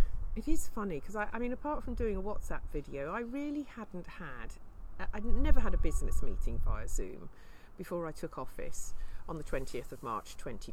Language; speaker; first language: English; native; English